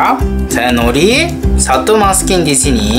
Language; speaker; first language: Indonesian; non-native, learner; Japanese